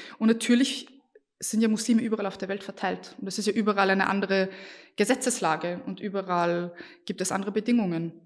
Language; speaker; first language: German; early bilingual, other home language; Bosnian